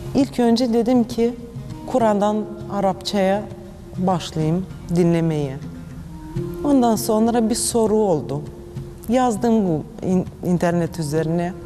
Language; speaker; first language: Turkish; non-native, fluent; Ukrainian